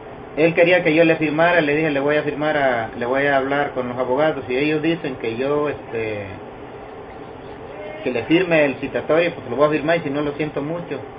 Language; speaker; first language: Spanish; native; Spanish